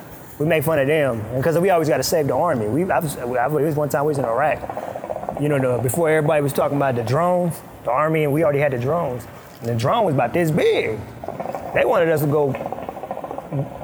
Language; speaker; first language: English; non-native, fluent; Arabic